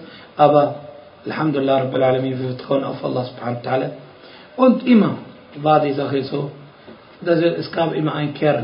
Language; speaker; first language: German; non-native, fluent; Arabic